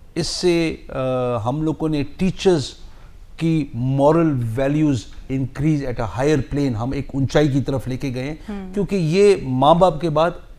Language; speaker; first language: Urdu; non-native, local second language; Punjabi